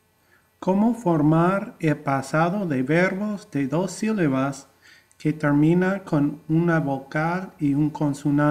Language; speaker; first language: Spanish; non-native, fluent; English